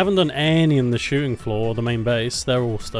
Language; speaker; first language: English; native; English